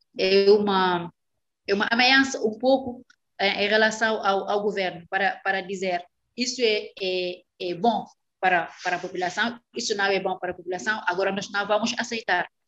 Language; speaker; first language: Portuguese; non-native, fluent; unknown